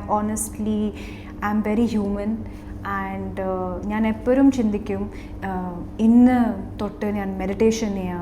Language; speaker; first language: Malayalam; early bilingual, heritage; English